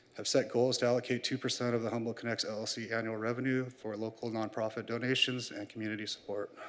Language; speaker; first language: English; native; English